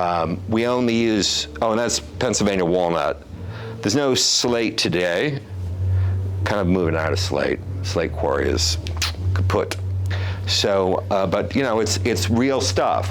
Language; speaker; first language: English; native; English